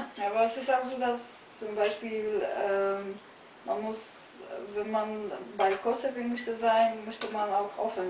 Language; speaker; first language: German; non-native, fluent; Polish